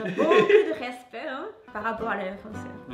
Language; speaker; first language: French; non-native, learner; Japanese